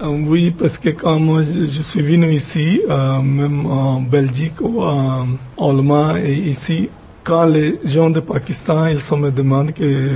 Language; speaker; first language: French; non-native, fluent; Punjabi